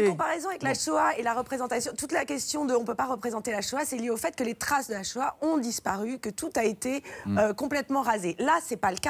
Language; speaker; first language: French; native; French